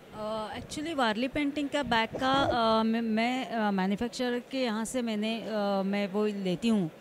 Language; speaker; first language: Hindi; non-native, local second language; Marathi